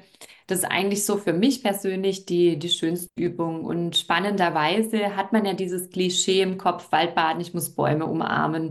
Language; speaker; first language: German; native; German